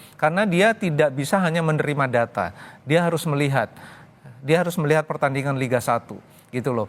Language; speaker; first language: Indonesian; native; Indonesian